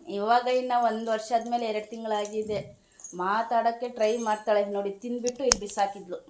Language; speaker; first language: Kannada; non-native, local second language; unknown